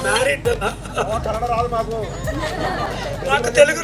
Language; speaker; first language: Telugu; non-native, learner; Kannada